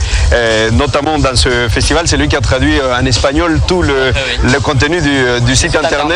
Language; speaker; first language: French; native; French